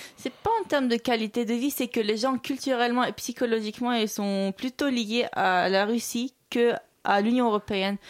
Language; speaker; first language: French; non-native, local second language; Russian